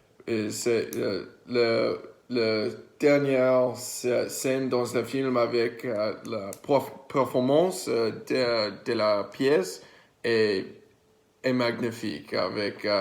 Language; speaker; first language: French; non-native, learner; English